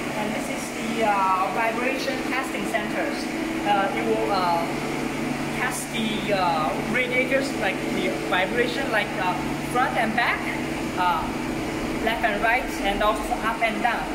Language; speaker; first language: English; non-native, learner; Chinese